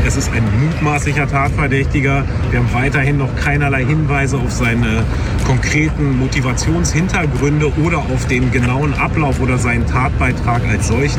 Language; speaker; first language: German; native; German